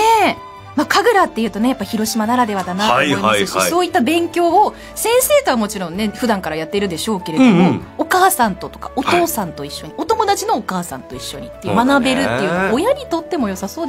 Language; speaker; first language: Japanese; native; Japanese